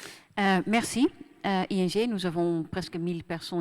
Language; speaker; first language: French; non-native, fluent; Dutch